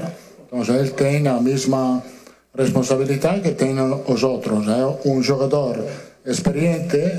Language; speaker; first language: Portuguese; non-native, learner; Italian